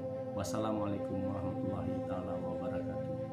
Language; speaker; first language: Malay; non-native, local second language; Achinese